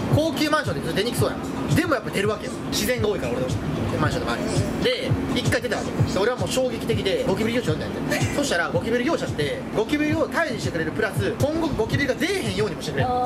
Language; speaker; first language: Japanese; native; Japanese